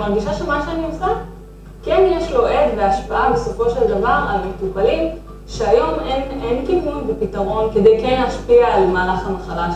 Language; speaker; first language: Hebrew; non-native, local second language; Arabic